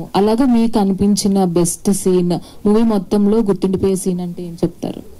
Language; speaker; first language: Telugu; non-native, fluent; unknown